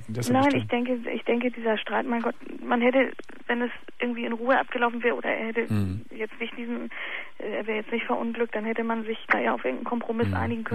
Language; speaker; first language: German; native; German